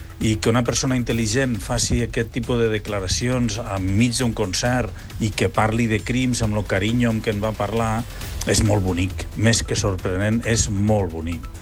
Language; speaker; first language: Catalan; native; Catalan